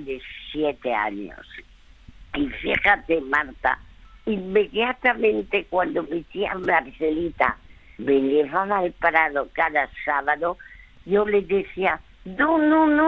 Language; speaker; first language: Spanish; early bilingual, other home language; French